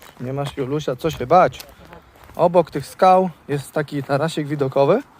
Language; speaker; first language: Polish; native; Polish